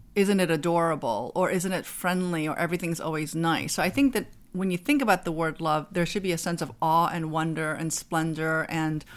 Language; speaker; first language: English; non-native, fluent; Korean